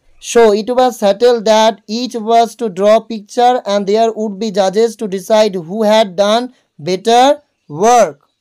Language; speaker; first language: English; non-native, local second language; Bangla